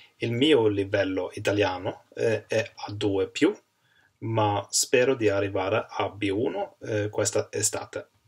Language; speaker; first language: Italian; non-native, learner; Swedish